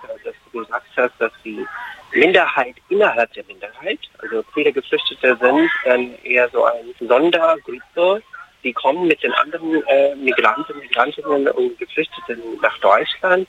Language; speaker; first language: German; non-native, fluent; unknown